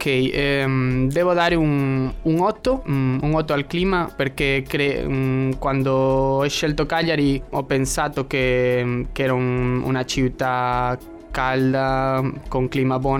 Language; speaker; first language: Italian; non-native, learner; Spanish